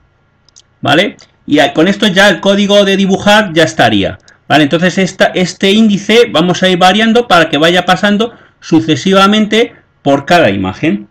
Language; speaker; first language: Spanish; native; Spanish